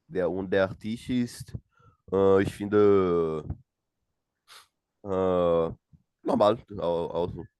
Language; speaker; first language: German; non-native, learner; Portuguese